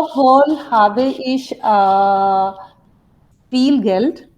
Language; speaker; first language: German; non-native, learner; Urdu